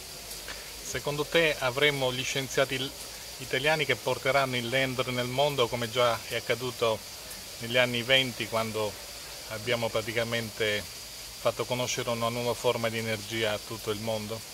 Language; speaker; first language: Italian; native; Italian